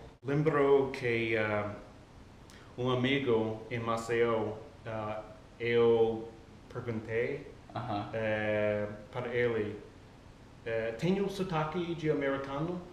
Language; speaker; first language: Portuguese; non-native, fluent; English